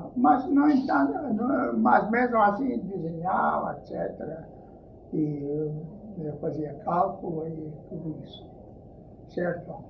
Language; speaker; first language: Portuguese; non-native, fluent; Ukrainian